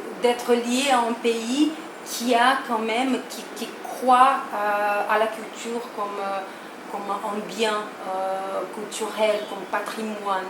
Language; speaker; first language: French; non-native, fluent; Portuguese